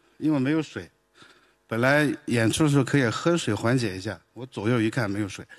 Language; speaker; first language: Chinese; native; Chinese